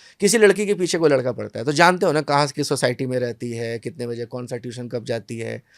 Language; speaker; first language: Hindi; native; Hindi